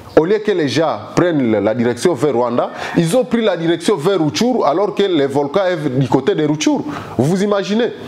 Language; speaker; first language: French; non-native, local second language; Swahili